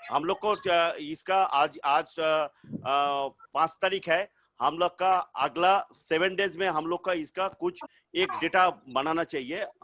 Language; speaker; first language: Hindi; non-native, local second language; Bangla